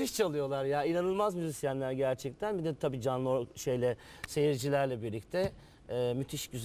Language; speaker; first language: Turkish; native; Turkish